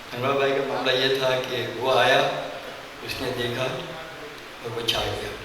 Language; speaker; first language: Urdu; non-native, local second language; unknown